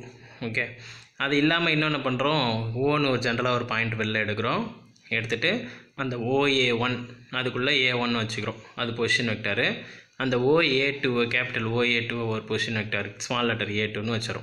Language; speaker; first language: Tamil; native; Tamil